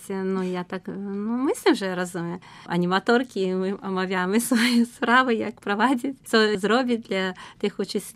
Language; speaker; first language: Polish; non-native, learner; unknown